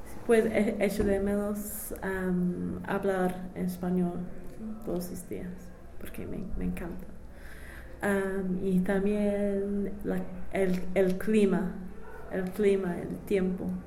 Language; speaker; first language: Spanish; non-native, fluent; English